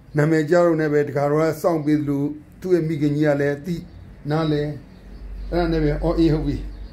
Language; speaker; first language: Burmese; native; Burmese